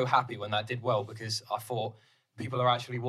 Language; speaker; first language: English; native; English